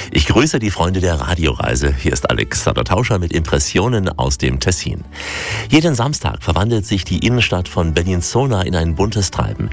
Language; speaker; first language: German; native; German